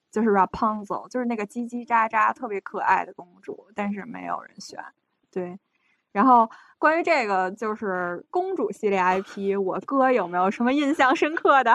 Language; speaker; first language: Chinese; native; Chinese